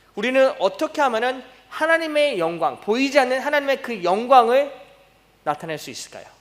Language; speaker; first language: Korean; early bilingual, heritage; Korean